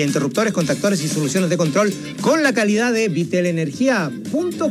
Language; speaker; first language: Spanish; native; Spanish